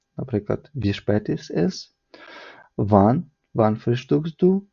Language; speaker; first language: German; non-native, fluent; Ukrainian